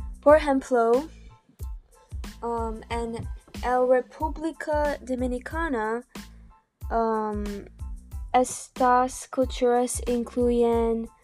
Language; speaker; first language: Spanish; non-native, learner; English